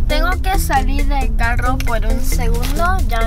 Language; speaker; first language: Spanish; early bilingual, heritage; Spanish